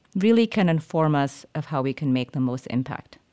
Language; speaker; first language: English; early bilingual, other home language; German